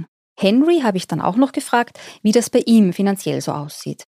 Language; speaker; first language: German; native; German